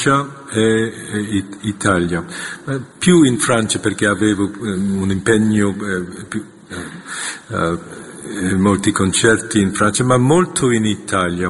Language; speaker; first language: Italian; non-native, fluent; Korean